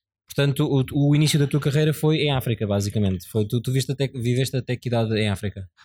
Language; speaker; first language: Portuguese; native; Portuguese